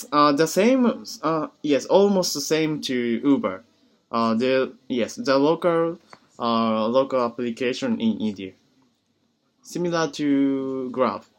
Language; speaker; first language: English; non-native, learner; Japanese